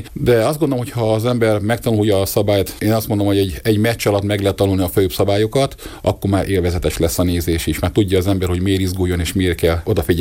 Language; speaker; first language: Hungarian; native; Hungarian